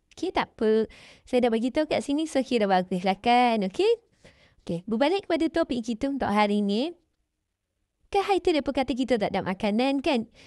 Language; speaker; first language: Malay; native; Malay